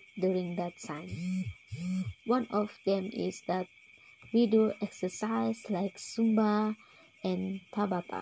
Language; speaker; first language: English; non-native, local second language; Malay